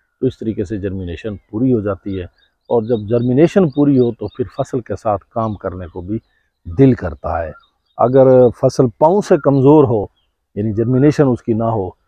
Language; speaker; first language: Urdu; non-native, local second language; Saraiki